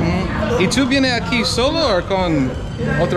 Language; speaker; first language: Spanish; non-native, learner; English